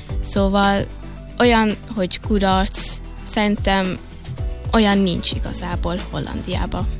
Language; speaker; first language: Hungarian; early bilingual, heritage; Hungarian